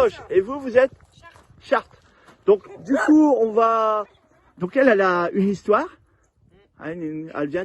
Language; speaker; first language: French; native; French